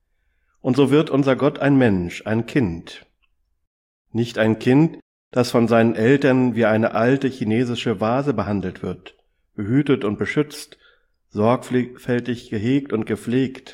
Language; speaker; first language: German; native; German